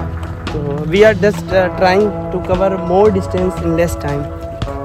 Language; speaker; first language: English; non-native, local second language; Hindi